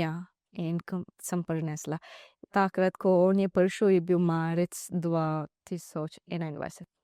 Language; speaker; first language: Slovenian; non-native, learner; Divehi